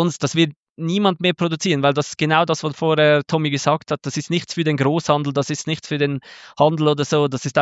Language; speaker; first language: German; native; German